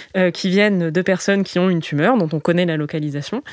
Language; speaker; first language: French; native; French